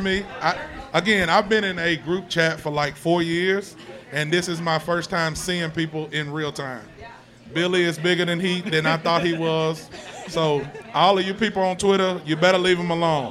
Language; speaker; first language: English; native; English